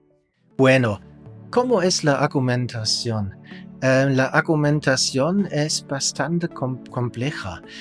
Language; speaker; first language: Spanish; non-native, fluent; German